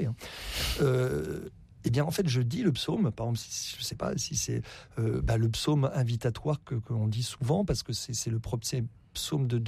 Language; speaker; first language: French; native; French